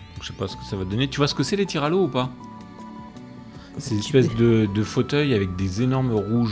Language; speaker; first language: French; native; French